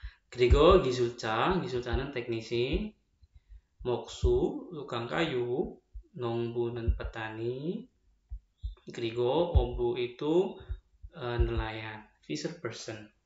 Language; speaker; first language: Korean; non-native, fluent; Indonesian